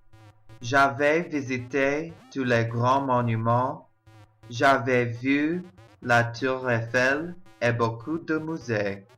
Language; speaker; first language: French; non-native, learner; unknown